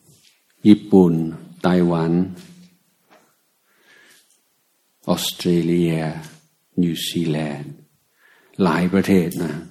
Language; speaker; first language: Thai; native; Thai